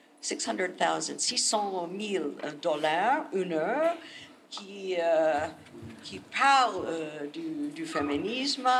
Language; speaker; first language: French; non-native, learner; English